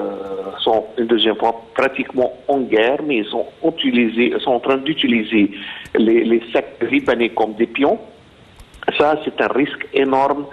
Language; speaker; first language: French; non-native, fluent; Arabic